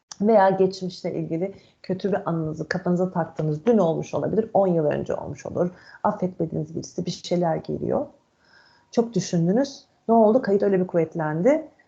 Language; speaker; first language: Turkish; native; Turkish